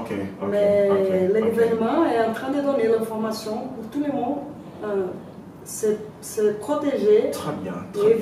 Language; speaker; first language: French; non-native, learner; Portuguese